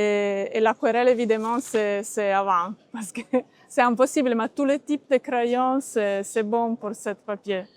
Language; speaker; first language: French; non-native, learner; Italian